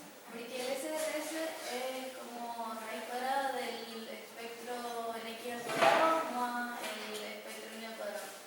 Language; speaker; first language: Spanish; native; Spanish